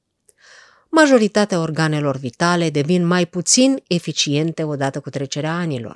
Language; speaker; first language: Romanian; native; Romanian